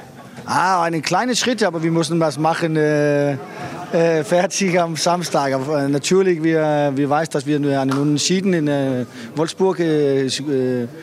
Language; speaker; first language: German; non-native, fluent; Danish